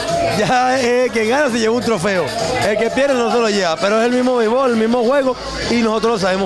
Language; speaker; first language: Spanish; native; Spanish